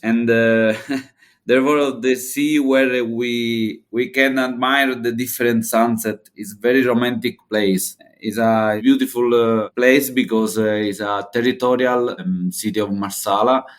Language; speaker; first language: English; non-native, learner; Italian